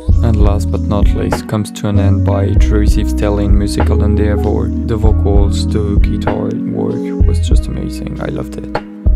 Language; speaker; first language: English; non-native, fluent; French